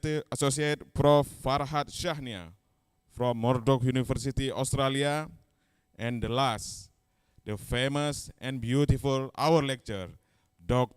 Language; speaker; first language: English; non-native, learner; Indonesian